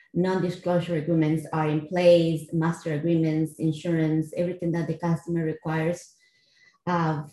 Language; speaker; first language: English; non-native, fluent; Spanish